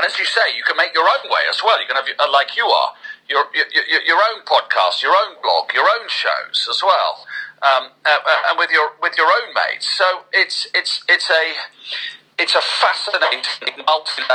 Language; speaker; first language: English; native; English